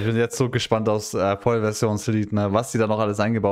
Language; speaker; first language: German; native; German